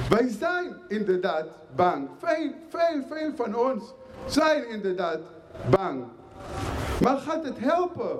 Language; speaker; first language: Dutch; non-native, fluent; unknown